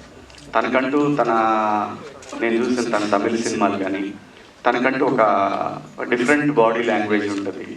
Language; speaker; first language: Telugu; native; Telugu